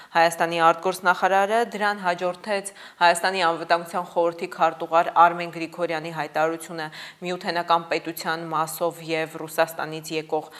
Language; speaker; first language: Armenian; native; Armenian